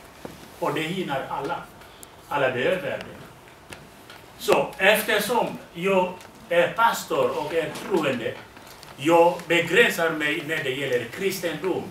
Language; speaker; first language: Swedish; non-native, fluent; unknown